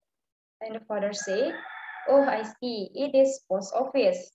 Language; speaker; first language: English; non-native, learner; Indonesian